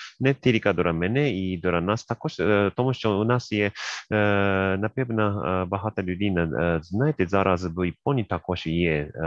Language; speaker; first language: Ukrainian; non-native, learner; Japanese